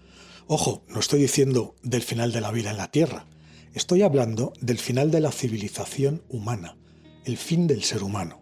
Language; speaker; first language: Spanish; native; Spanish